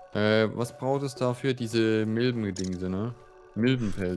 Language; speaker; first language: German; native; German